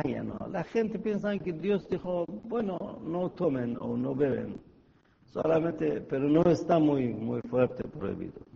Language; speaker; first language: Spanish; non-native, fluent; Persian